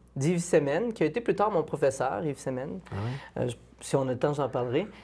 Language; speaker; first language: French; native; French